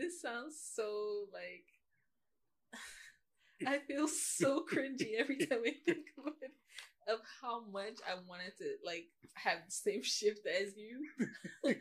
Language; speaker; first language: English; non-native, local second language; Yoruba